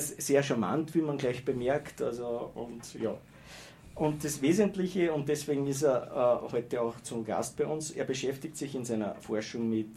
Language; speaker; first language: German; native; German